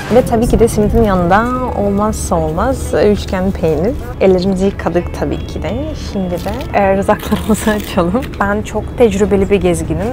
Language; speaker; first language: Turkish; non-native, fluent; Russian